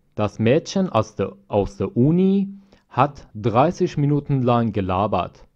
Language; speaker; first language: German; non-native, fluent; Persian